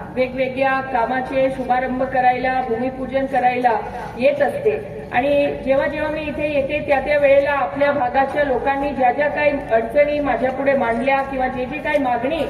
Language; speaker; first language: Marathi; native; Marathi